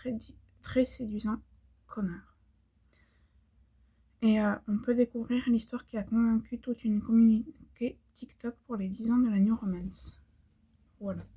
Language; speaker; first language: French; native; French